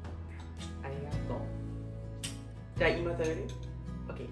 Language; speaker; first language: Japanese; non-native, learner; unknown